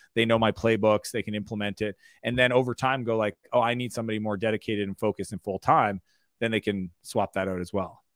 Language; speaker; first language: English; native; English